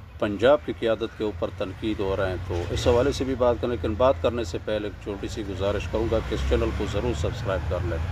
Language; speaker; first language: Urdu; non-native, local second language; Pashto